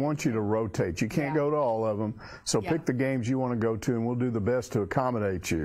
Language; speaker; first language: English; native; English